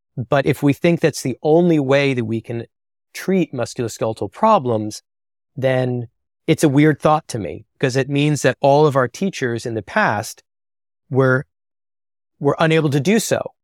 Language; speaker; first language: English; native; English